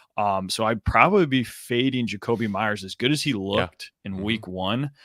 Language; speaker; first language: English; native; English